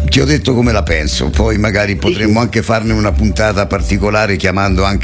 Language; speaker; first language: Italian; native; Italian